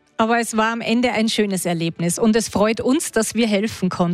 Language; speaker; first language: German; native; German